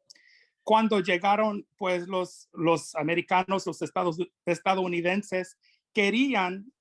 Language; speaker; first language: Spanish; non-native, fluent; English